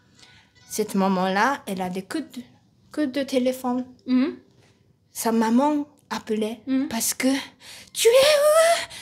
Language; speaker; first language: French; non-native, learner; Japanese